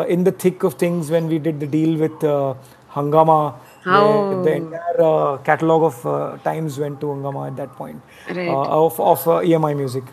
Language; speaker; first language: English; non-native, local second language; Tamil